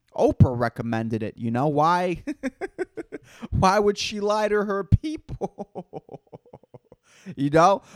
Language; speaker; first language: English; non-native, fluent; Spanish